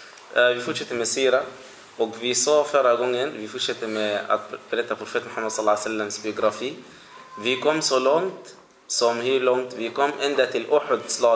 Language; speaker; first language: Swedish; early bilingual, other home language; Arabic